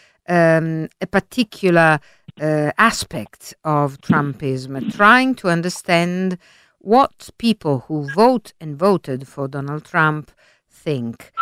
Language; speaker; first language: English; non-native, fluent; Italian